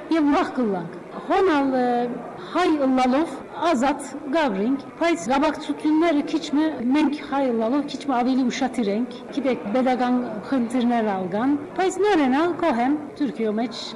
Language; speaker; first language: Armenian; non-native, local second language; Turkish